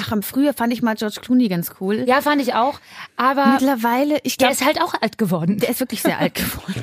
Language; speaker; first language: German; native; German